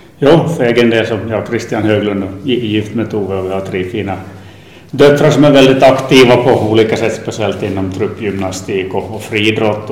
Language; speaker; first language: Swedish; native; Swedish